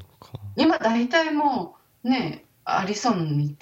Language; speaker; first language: Japanese; native; Japanese